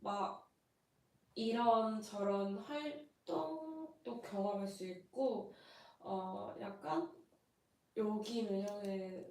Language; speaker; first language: Korean; non-native, fluent; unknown